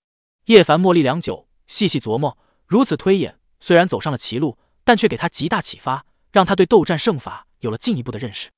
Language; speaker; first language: Chinese; native; Chinese